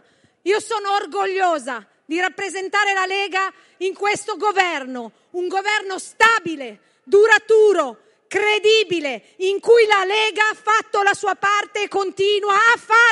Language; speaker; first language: Italian; native; Italian